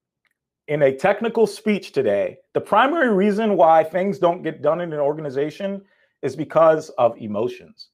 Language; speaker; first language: English; native; English